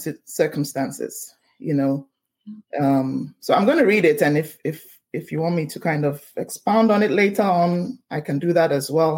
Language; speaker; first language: English; non-native, local second language; Ewe